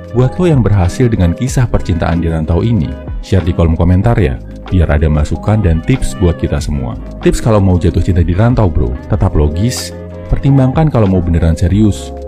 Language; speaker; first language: Indonesian; native; Indonesian